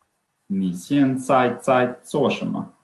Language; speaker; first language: Chinese; non-native, learner; Swedish